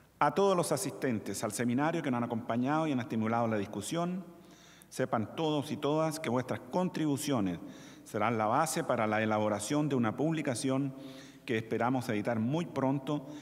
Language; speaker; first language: Spanish; native; Spanish